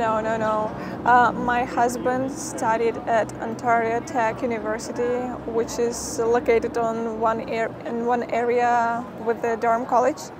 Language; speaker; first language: English; non-native, fluent; Ukrainian